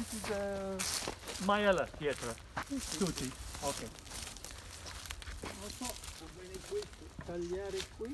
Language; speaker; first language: Italian; non-native, learner; English